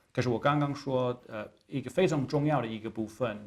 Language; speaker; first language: Chinese; non-native, fluent; English